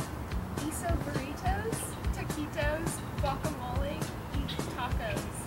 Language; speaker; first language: Spanish; non-native, learner; English